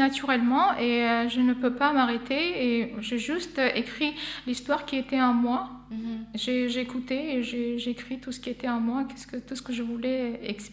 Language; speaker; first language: French; non-native, fluent; Armenian